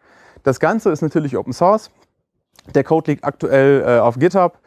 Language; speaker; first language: German; native; German